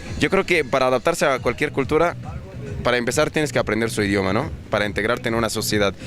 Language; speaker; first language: Spanish; non-native, fluent; Arabic